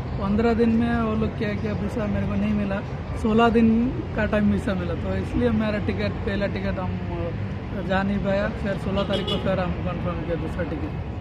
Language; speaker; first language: Hindi; non-native, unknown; Bangla